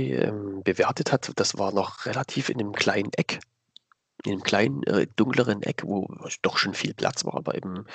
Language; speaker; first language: German; native; German